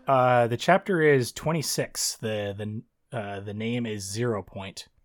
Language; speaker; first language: English; native; English